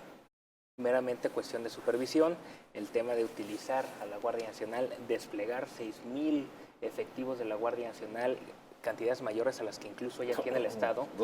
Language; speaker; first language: Spanish; native; Spanish